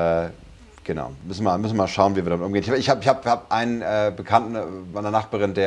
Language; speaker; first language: German; native; German